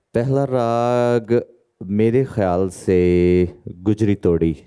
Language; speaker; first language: Hindi; native; Hindi